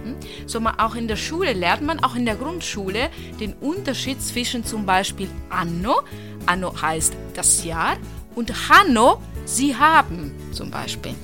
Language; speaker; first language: German; non-native, fluent; Italian